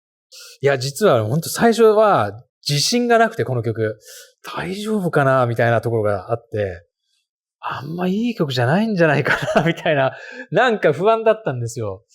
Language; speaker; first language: Japanese; native; Japanese